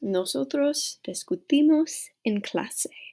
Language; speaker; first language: Spanish; non-native, learner; English